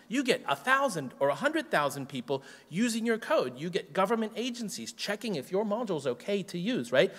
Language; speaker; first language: English; native; English